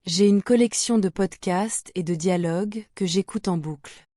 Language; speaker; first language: French; non-native, fluent; Portuguese